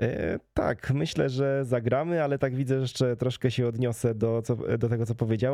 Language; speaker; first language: Polish; native; Polish